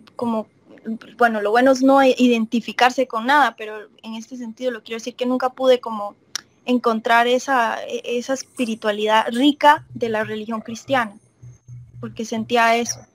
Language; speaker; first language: Spanish; native; Spanish